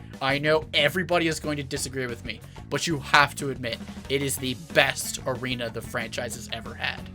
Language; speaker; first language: English; native; English